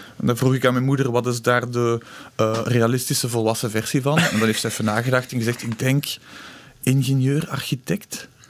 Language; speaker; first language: Dutch; native; Dutch